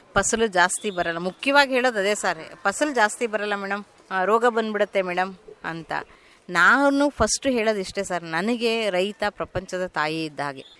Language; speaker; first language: Kannada; native; Kannada